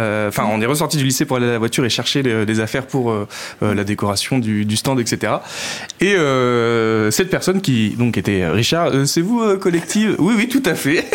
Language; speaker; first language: French; native; French